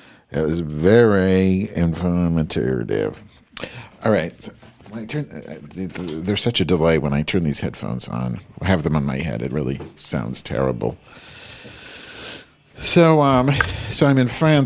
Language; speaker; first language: English; native; English